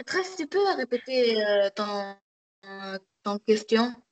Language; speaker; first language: French; non-native, learner; Arabic